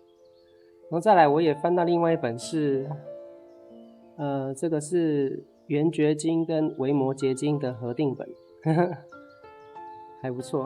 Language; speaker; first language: Chinese; native; Chinese